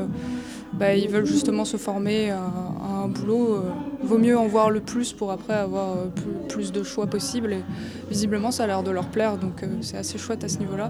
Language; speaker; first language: French; native; French